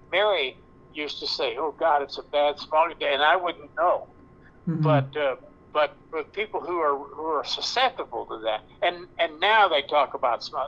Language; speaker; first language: English; native; English